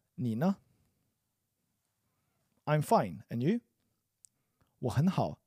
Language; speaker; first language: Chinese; non-native, fluent; English